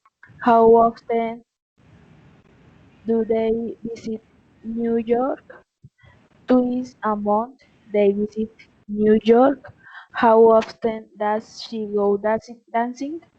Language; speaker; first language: English; non-native, learner; Spanish